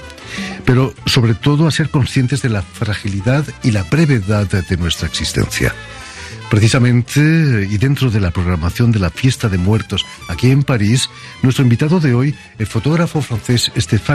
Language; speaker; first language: Spanish; native; Spanish